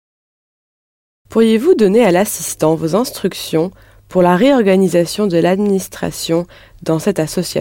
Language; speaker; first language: French; non-native, learner; English